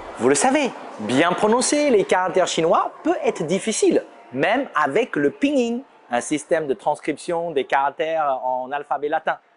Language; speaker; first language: French; non-native, fluent; Chinese